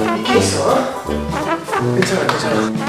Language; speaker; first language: Korean; early bilingual, heritage; Korean